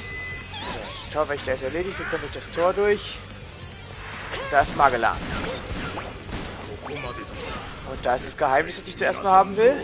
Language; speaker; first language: German; native; German